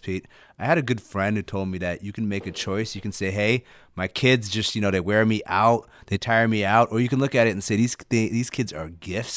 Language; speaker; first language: English; early bilingual, other home language; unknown